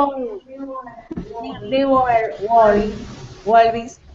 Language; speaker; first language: English; non-native, learner; Spanish